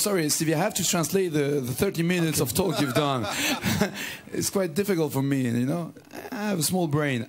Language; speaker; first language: English; non-native, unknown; French